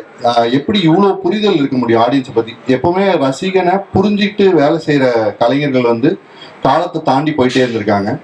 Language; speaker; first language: Tamil; native; Tamil